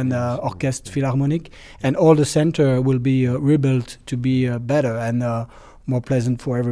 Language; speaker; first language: English; non-native, learner; French